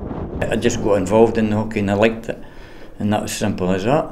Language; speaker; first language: English; native; English